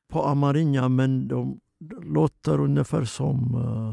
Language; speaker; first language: Swedish; non-native, fluent; Oromo